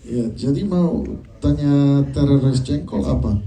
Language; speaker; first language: Indonesian; non-native, fluent; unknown